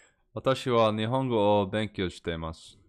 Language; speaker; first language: Japanese; non-native, learner; English